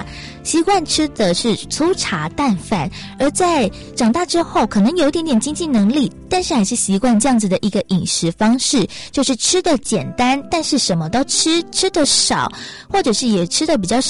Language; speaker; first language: Chinese; native; Chinese